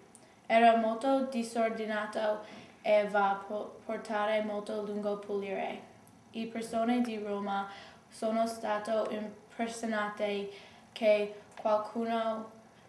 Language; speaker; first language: Italian; non-native, learner; English